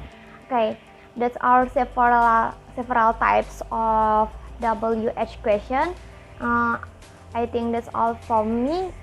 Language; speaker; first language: English; non-native, learner; Indonesian